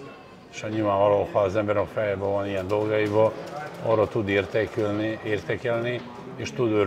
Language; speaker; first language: Hungarian; non-native, fluent; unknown